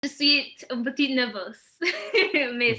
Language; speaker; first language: French; non-native, learner; English